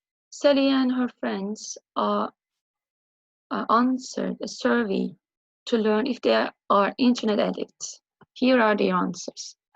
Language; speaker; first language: English; non-native, fluent; Turkish